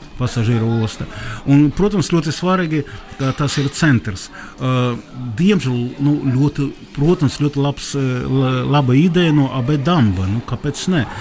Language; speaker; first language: Latvian; non-native, local second language; Russian